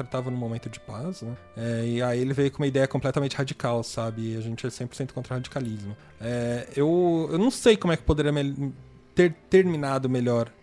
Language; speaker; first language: Portuguese; native; Portuguese